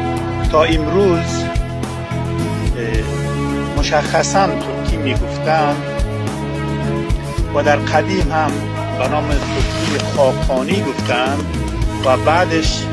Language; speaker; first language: Persian; non-native, local second language; Uzbek